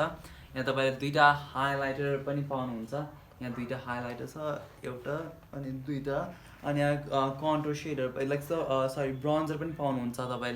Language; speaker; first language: Nepali; native; Nepali